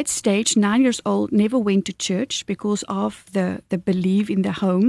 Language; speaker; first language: English; non-native, fluent; Afrikaans